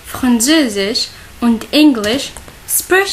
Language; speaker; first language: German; non-native, learner; Arabic